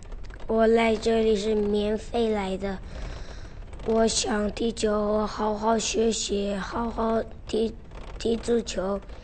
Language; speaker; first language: Chinese; non-native, local second language; Uyghur